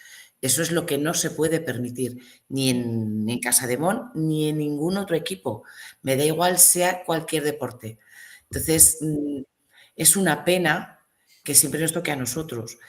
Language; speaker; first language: Spanish; native; Spanish